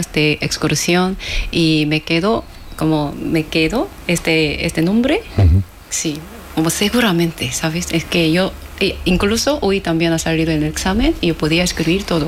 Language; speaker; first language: Spanish; non-native, fluent; Korean